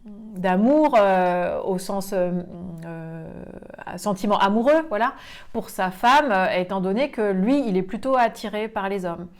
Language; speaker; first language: French; native; French